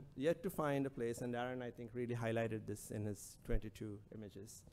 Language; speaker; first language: English; non-native, local second language; Sinhala